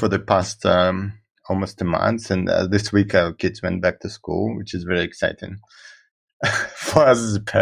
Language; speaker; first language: English; non-native, fluent; Russian